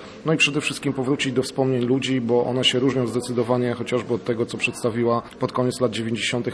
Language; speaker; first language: Polish; native; Polish